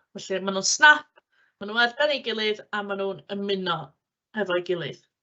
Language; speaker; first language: Welsh; native; Welsh